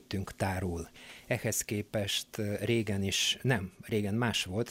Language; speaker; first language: Hungarian; non-native, fluent; Bulgarian